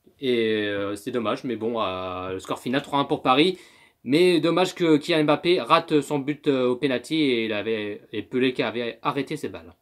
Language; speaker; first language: French; native; French